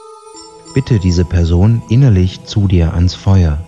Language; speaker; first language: German; native; German